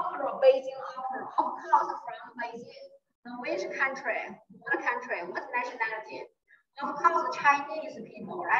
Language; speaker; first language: English; non-native, learner; Chinese